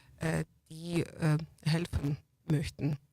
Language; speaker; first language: German; non-native, fluent; Ukrainian